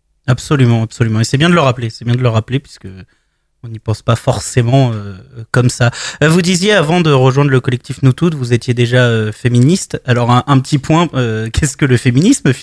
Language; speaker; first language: French; native; French